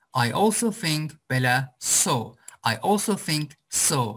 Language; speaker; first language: English; non-native, fluent; Azerbaijani